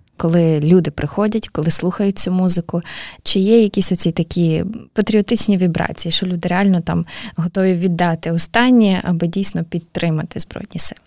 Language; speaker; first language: Ukrainian; native; Ukrainian